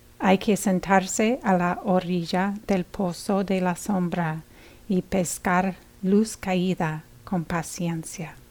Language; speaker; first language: Spanish; non-native, fluent; English